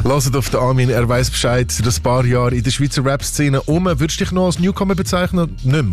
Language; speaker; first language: German; native; German